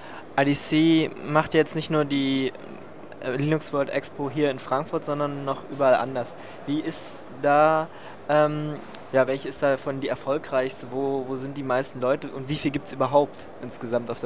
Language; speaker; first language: German; native; German